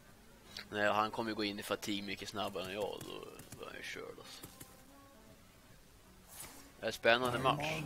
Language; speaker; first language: Swedish; native; Swedish